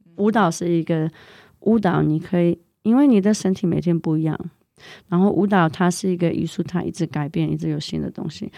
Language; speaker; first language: Chinese; non-native, fluent; English